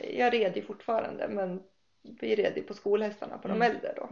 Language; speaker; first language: Swedish; native; Swedish